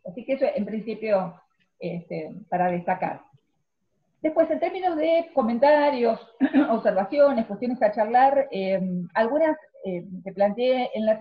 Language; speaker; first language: Spanish; native; Spanish